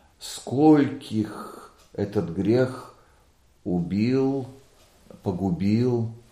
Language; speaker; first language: Russian; non-native, local second language; Latvian